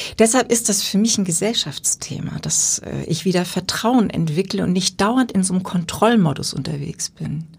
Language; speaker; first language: German; native; German